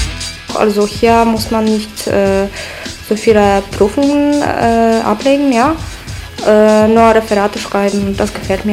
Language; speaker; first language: German; non-native, fluent; Polish